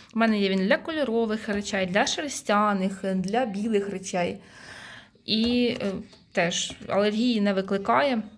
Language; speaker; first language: Ukrainian; non-native, local second language; Russian